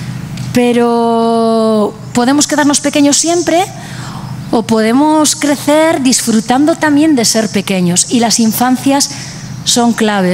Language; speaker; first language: Spanish; native; Spanish